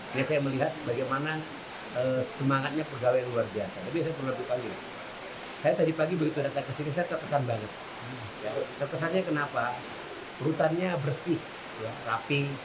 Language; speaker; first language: Indonesian; native; Indonesian